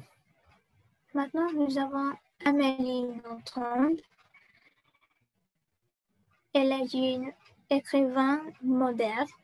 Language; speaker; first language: French; non-native, learner; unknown